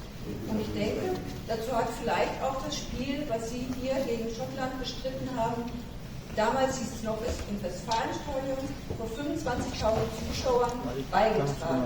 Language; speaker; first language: German; native; German